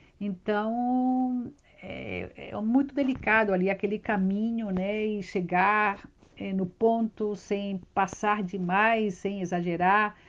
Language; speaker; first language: Portuguese; non-native, fluent; Spanish